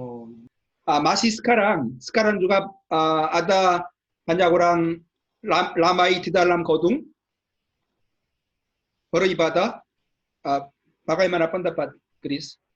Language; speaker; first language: Indonesian; non-native, learner; Korean